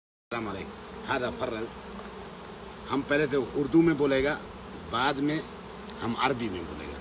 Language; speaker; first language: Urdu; non-native, learner; Nepali